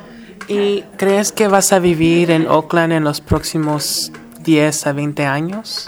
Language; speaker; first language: Spanish; early bilingual, heritage; Spanish